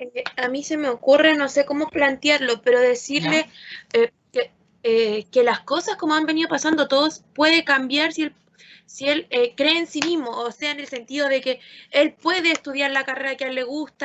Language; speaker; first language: Spanish; native; Spanish